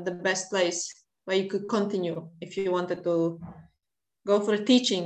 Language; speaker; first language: English; non-native, fluent; Latvian